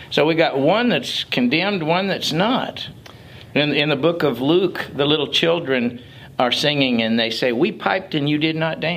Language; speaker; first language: English; native; English